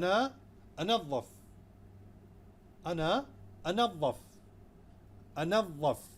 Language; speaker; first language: Arabic; non-native, fluent; Urdu